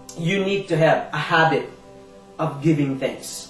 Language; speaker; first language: English; non-native, local second language; Filipino